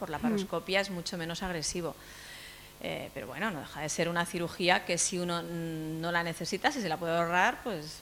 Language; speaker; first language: Spanish; native; Spanish